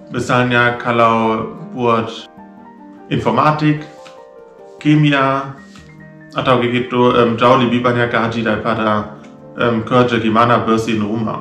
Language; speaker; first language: Indonesian; non-native, learner; German